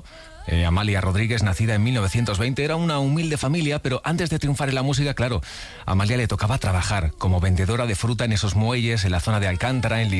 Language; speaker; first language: Spanish; native; Spanish